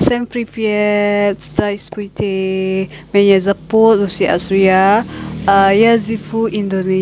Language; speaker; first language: Russian; non-native, learner; Indonesian